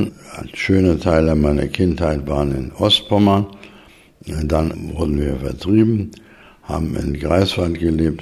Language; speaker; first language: German; native; German